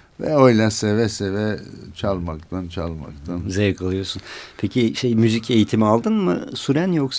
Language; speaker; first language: Turkish; non-native, learner; Armenian